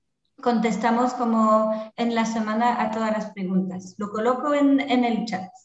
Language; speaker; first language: Spanish; non-native, fluent; French